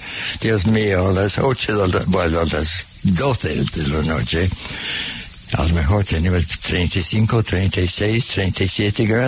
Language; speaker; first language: Spanish; non-native, fluent; English